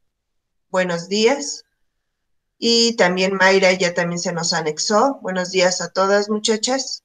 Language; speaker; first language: Spanish; native; Spanish